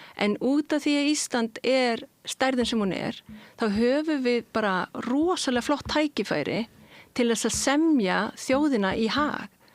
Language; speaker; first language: Icelandic; early bilingual, heritage; Icelandic